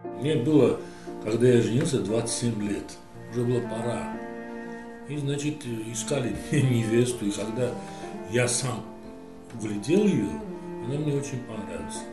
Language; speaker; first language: Russian; non-native, local second language; Azerbaijani